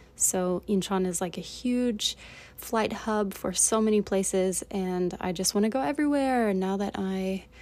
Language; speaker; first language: English; native; English